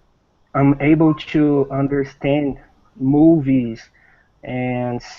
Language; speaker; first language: English; non-native, learner; Portuguese